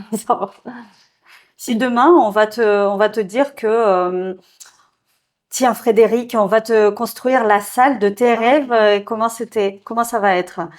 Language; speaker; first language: French; non-native, fluent; Russian